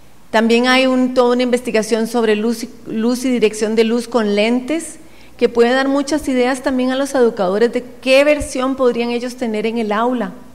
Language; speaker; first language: Spanish; native; Spanish